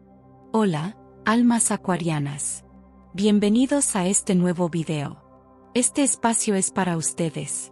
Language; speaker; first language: Spanish; native; Spanish